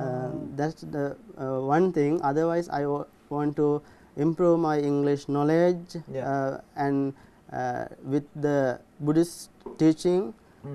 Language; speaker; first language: English; non-native, learner; Sinhala